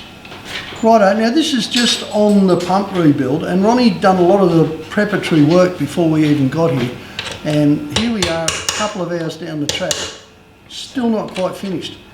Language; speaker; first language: English; native; English